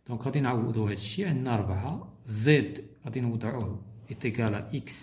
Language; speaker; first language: Arabic; native; Arabic